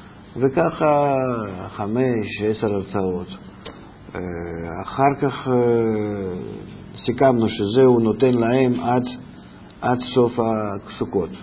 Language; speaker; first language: Hebrew; non-native, fluent; Russian